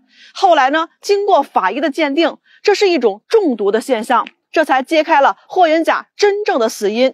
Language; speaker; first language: Chinese; native; Chinese